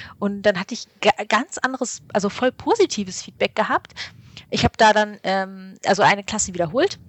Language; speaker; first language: German; early bilingual, other home language; Arabic